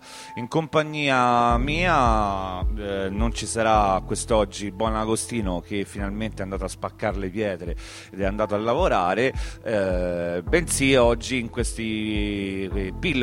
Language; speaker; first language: Italian; native; Italian